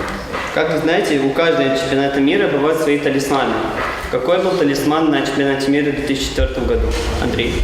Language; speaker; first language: Russian; native; Russian